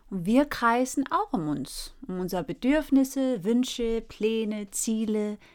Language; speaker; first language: German; non-native, fluent; Danish